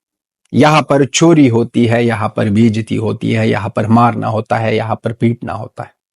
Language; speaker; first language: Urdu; non-native, fluent; Pashto